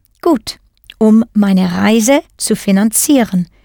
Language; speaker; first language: German; non-native, fluent; English